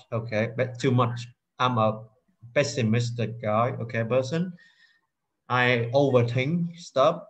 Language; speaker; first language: English; non-native, fluent; Vietnamese